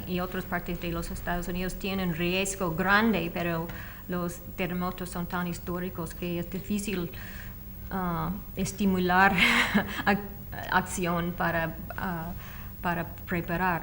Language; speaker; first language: Spanish; non-native, fluent; English